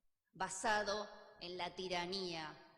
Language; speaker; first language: Spanish; native; Spanish